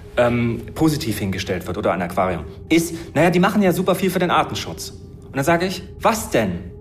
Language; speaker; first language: German; native; German